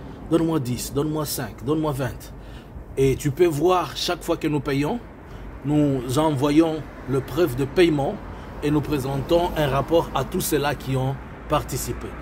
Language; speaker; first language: French; non-native, local second language; Swahili